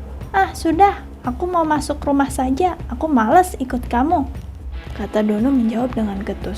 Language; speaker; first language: Indonesian; native; Indonesian